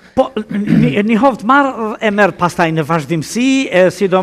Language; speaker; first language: Albanian; native; Albanian